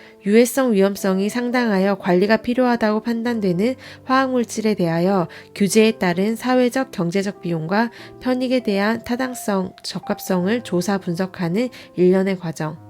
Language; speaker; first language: Korean; native; Korean